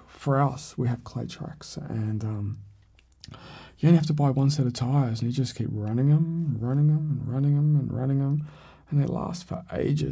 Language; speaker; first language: English; native; English